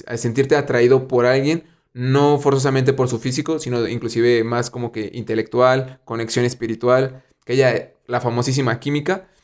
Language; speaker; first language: Spanish; native; Spanish